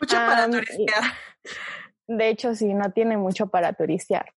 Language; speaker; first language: Spanish; early bilingual, other home language; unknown